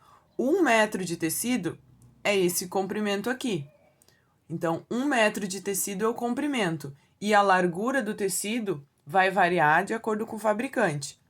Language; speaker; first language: Portuguese; native; Portuguese